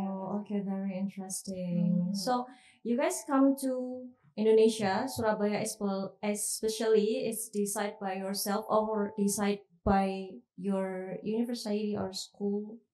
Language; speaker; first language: English; non-native, fluent; Indonesian